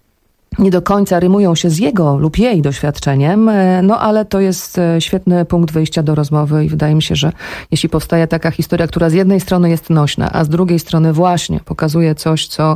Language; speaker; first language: Polish; native; Polish